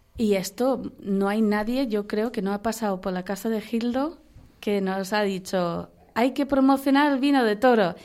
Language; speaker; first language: Spanish; non-native, fluent; English